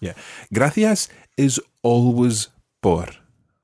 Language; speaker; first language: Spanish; non-native, fluent; English